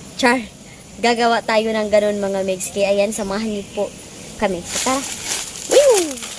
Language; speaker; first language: Filipino; non-native, local second language; Cebuano